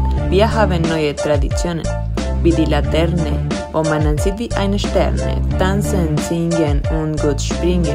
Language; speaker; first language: German; non-native, learner; Spanish